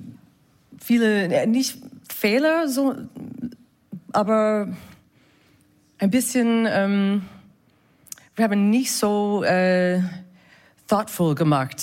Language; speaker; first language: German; non-native, fluent; English